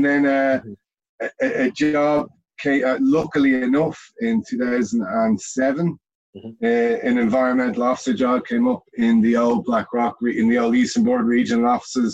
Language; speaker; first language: English; native; English